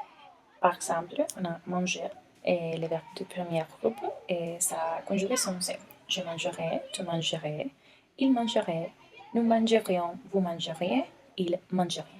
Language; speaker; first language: French; non-native, learner; Spanish